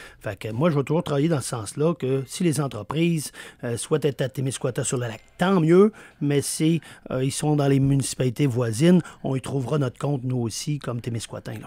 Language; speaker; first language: French; native; French